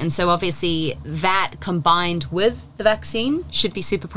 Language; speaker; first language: English; native; English